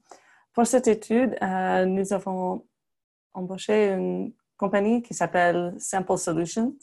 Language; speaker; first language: French; non-native, fluent; English